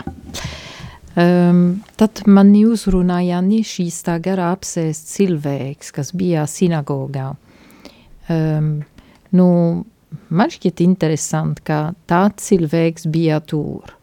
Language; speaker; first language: Latvian; non-native, fluent; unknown